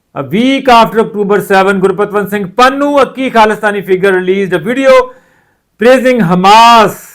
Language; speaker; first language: English; non-native, local second language; Punjabi